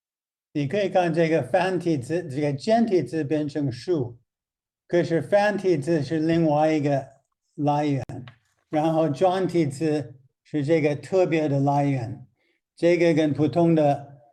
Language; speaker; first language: Chinese; non-native, fluent; English